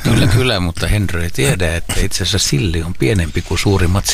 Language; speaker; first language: Finnish; native; Finnish